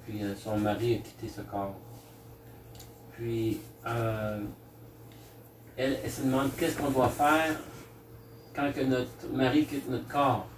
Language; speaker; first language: French; native; French